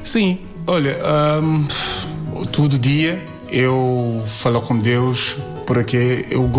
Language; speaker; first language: Portuguese; non-native, learner; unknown